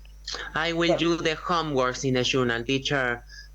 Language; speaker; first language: English; non-native, learner; Spanish